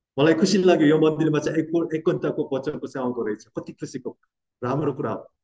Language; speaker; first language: Nepali; non-native, fluent; Korean